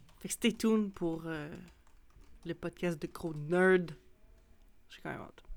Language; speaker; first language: French; native; French